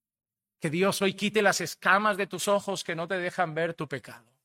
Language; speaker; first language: Spanish; native; Spanish